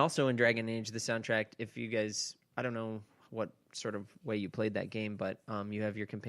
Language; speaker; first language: English; native; English